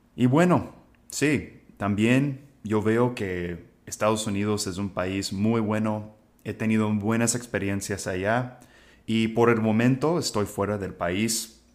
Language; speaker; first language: Spanish; non-native, fluent; English